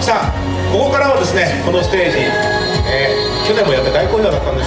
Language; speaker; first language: Japanese; native; Japanese